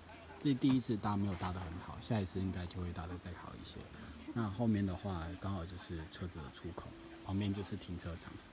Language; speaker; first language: Chinese; native; Chinese